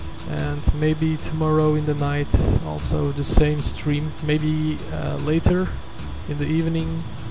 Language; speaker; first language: English; non-native, fluent; Turkish